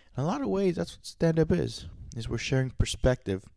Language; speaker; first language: English; native; English